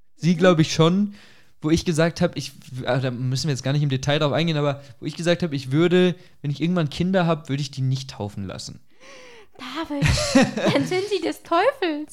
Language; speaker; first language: German; native; German